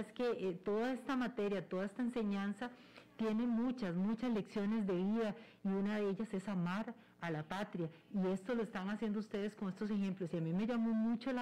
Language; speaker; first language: Spanish; native; Spanish